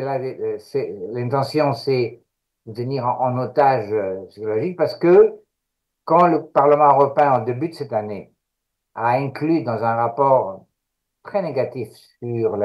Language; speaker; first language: French; non-native, fluent; Greek